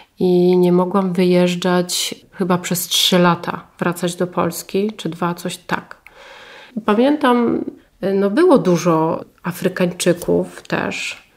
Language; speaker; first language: Polish; native; Polish